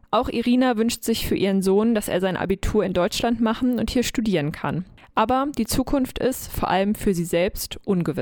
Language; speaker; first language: German; native; German